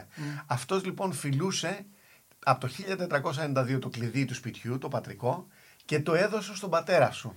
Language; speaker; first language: Greek; native; Greek